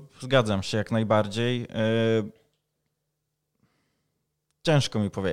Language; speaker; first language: Polish; non-native, fluent; Ukrainian